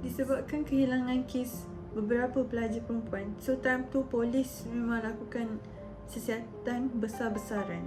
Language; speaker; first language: Malay; native; Malay